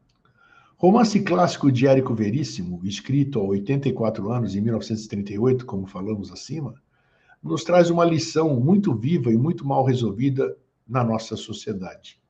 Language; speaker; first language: Portuguese; native; Portuguese